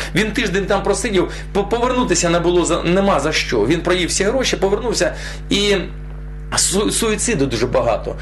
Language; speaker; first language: Ukrainian; non-native, local second language; Russian